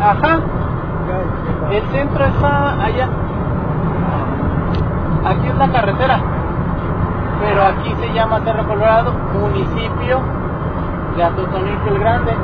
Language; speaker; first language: Spanish; native; Spanish